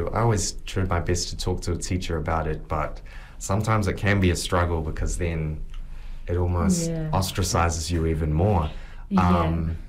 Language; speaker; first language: English; native; English